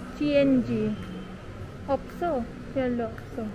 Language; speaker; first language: Korean; non-native, learner; Filipino